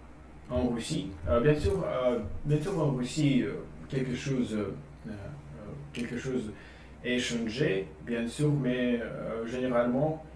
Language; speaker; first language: French; non-native, learner; Russian